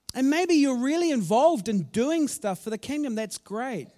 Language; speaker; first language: English; native; English